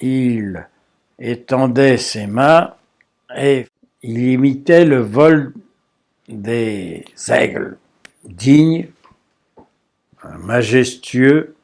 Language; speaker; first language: French; early bilingual, other home language; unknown